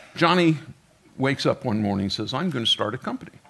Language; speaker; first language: English; native; English